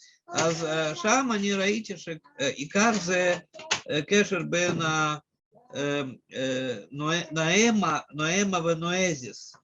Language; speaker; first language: Hebrew; non-native, fluent; Russian